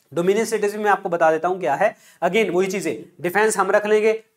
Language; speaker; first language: Hindi; non-native, local second language; Punjabi